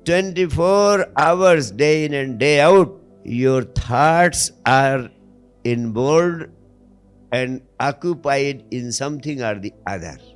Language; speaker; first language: English; non-native, local second language; Hindi